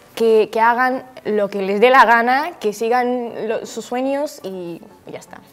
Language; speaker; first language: Spanish; non-native, fluent; Romanian